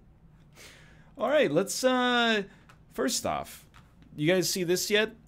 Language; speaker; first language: English; native; English